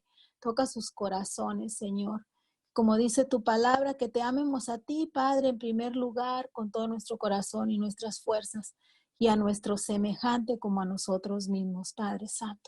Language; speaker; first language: Spanish; native; Spanish